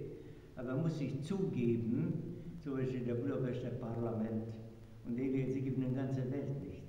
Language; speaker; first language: German; non-native, fluent; Hungarian